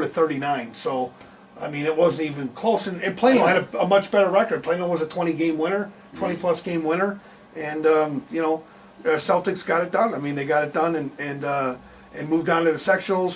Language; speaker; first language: English; native; English